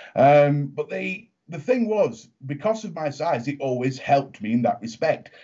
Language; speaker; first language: English; native; English